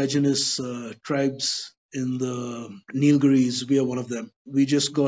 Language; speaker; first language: English; non-native, local second language; Badaga